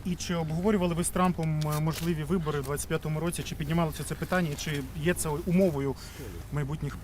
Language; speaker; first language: Ukrainian; native; Ukrainian